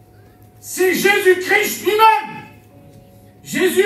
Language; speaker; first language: French; native; French